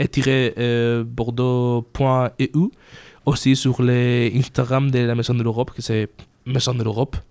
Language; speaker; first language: French; non-native, learner; Spanish